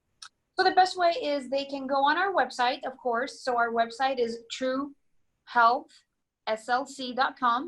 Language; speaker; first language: English; non-native, fluent; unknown